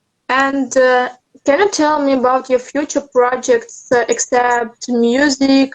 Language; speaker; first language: English; non-native, learner; Russian